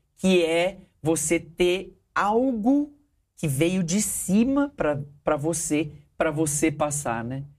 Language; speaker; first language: Portuguese; early bilingual, heritage; Portuguese